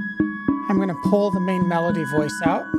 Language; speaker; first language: English; native; English